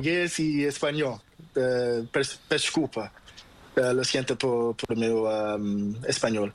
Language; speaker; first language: Spanish; non-native, learner; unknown